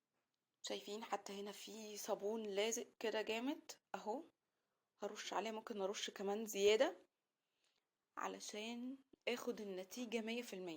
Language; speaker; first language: Arabic; native; Arabic